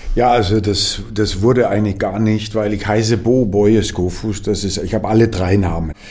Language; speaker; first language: German; non-native, fluent; Danish